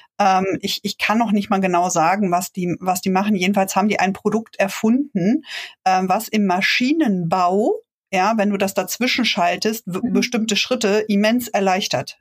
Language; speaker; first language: German; native; German